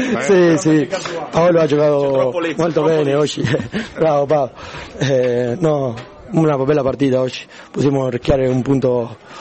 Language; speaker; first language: Italian; non-native, learner; Spanish